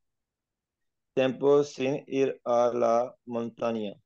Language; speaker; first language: Spanish; non-native, learner; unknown